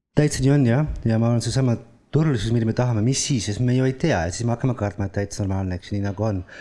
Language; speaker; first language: Estonian; non-native, fluent; Dutch